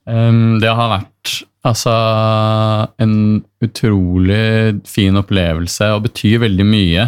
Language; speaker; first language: Norwegian; native; Norwegian